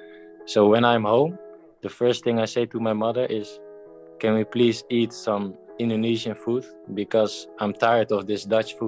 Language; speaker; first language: English; non-native, fluent; Dutch